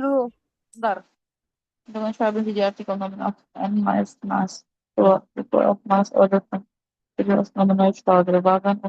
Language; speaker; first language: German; non-native, learner; Indonesian